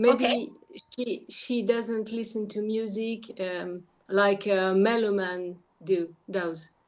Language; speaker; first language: English; non-native, learner; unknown